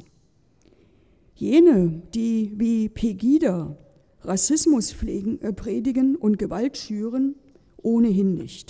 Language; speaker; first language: German; native; German